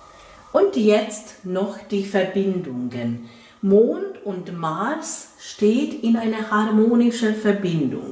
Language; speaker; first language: German; non-native, fluent; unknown